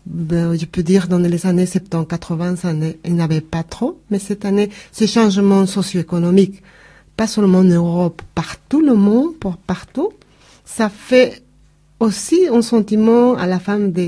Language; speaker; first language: French; non-native, learner; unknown